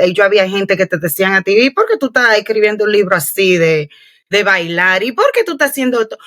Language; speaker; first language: Spanish; early bilingual, heritage; Spanish